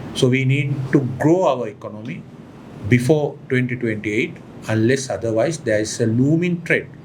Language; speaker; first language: English; non-native, local second language; Sinhala